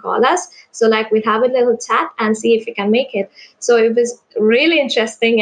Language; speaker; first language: English; non-native, local second language; Sinhala